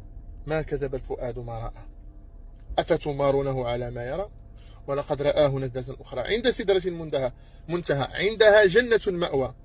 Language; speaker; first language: Arabic; native; Arabic